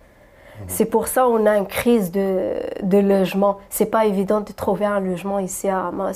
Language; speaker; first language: French; non-native, local second language; Arabic